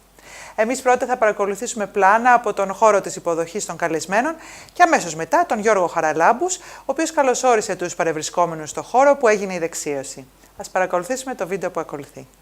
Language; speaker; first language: Greek; native; Greek